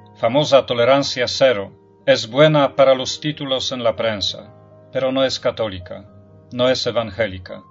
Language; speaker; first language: Spanish; non-native, fluent; Polish